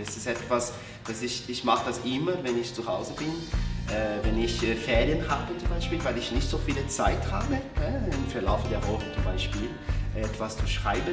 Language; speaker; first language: German; non-native, fluent; Portuguese